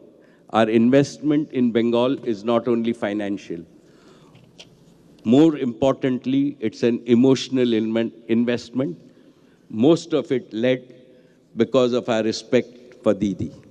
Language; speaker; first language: English; non-native, local second language; Gujarati